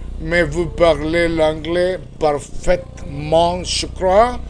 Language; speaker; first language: French; non-native, fluent; Spanish